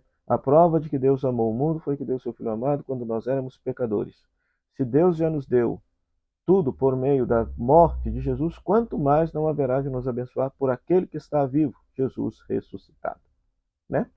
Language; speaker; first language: Portuguese; native; Portuguese